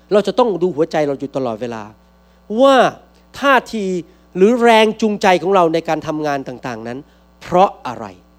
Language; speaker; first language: Thai; native; Thai